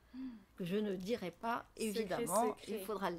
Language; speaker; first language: French; native; French